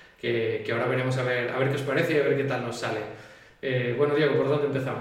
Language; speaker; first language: Spanish; native; Spanish